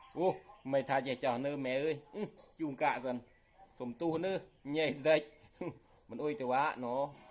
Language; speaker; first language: Khmer; native; Khmer